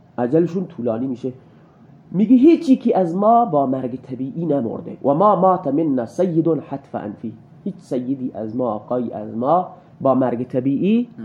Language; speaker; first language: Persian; non-native, local second language; Baluchi